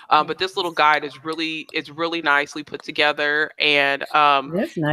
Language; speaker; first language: English; native; English